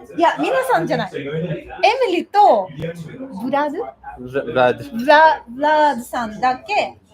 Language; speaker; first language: Japanese; non-native, learner; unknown